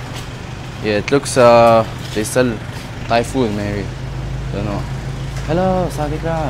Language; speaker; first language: English; non-native, learner; Arabic